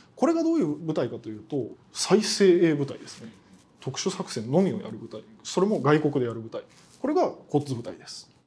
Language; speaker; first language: Japanese; native; Japanese